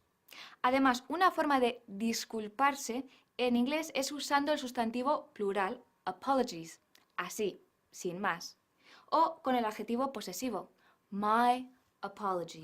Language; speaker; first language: Spanish; non-native, fluent; English